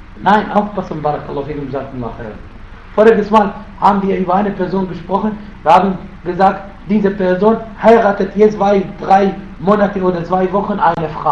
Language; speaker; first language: German; non-native, fluent; Arabic